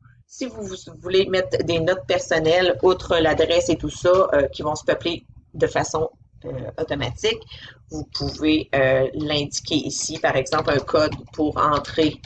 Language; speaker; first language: French; native; French